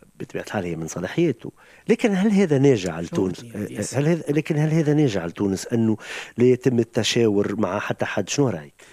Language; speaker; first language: Arabic; native; Arabic